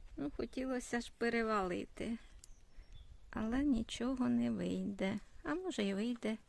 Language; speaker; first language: Ukrainian; non-native, local second language; Russian